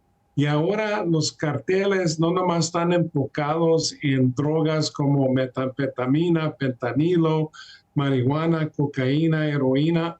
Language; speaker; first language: Spanish; early bilingual, heritage; Spanish